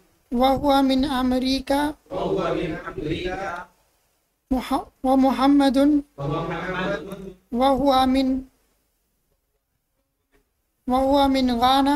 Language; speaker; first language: Arabic; non-native, learner; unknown